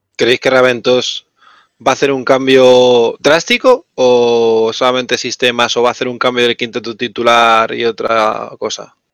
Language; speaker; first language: Spanish; native; Spanish